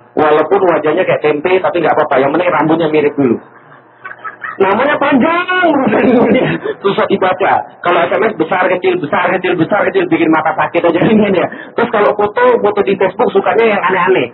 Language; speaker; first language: Indonesian; native; Indonesian